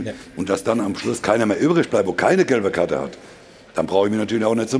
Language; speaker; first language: German; native; German